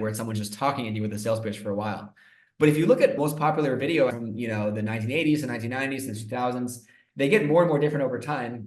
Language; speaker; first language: English; native; English